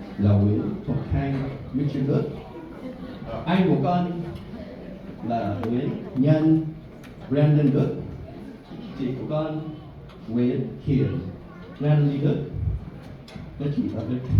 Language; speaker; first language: Vietnamese; early bilingual, heritage; Vietnamese